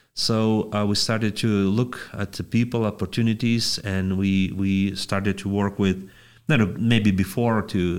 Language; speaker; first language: English; non-native, fluent; Lithuanian